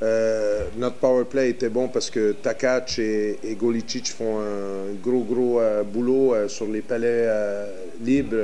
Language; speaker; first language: French; native; French